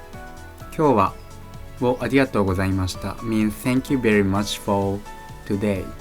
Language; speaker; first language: Japanese; native; Japanese